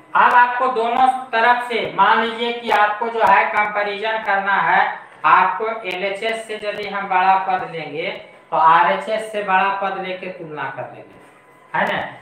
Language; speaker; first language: Hindi; native; Hindi